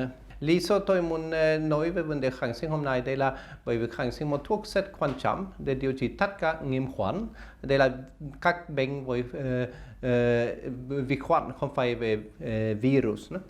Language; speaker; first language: Vietnamese; non-native, learner; Swedish